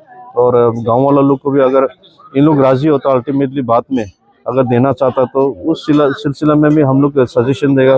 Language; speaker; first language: Hindi; non-native, local second language; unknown